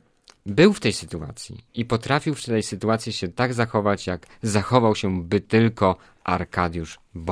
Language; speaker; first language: Polish; native; Polish